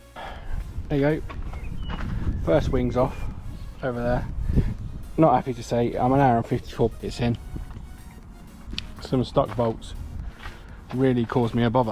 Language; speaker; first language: English; native; English